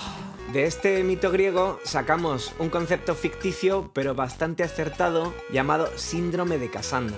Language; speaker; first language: Spanish; native; Spanish